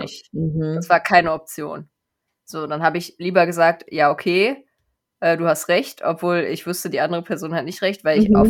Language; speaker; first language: German; native; German